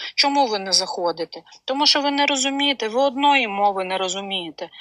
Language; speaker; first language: Ukrainian; non-native, local second language; Russian